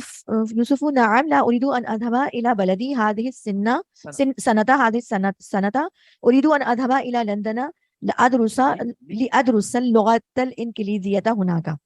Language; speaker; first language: Arabic; non-native, learner; Urdu